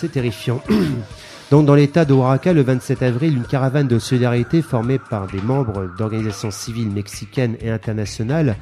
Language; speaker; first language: French; native; French